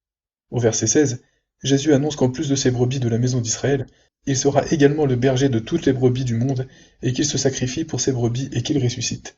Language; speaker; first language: French; native; French